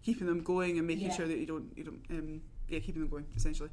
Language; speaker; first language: English; native; English